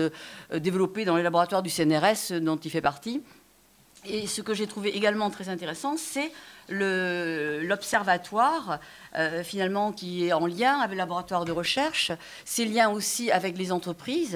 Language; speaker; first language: French; native; French